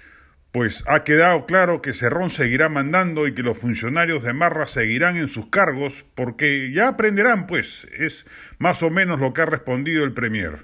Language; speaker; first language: Spanish; native; Spanish